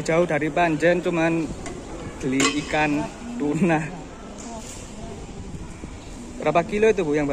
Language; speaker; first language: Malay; non-native, local second language; Javanese